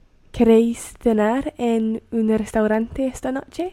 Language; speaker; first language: Spanish; non-native, learner; English